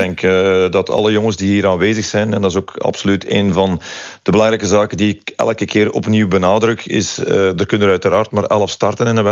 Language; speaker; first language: Dutch; native; Dutch